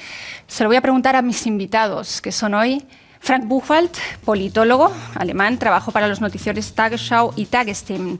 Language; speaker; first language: Spanish; native; Spanish